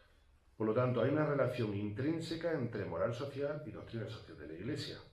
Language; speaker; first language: Spanish; native; Spanish